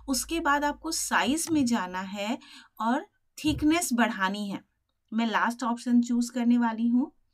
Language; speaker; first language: Hindi; native; Hindi